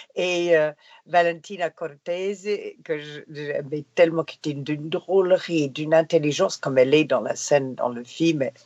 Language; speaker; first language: French; non-native, fluent; English